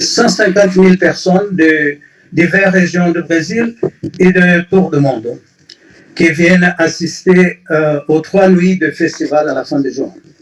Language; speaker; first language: French; non-native, fluent; Portuguese